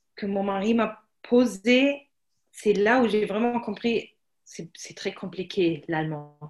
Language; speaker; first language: French; non-native, fluent; German